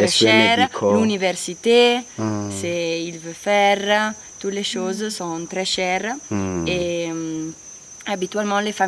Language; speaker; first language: French; non-native, learner; Italian